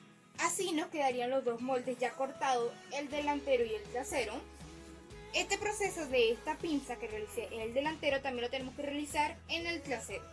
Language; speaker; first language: Spanish; native; Spanish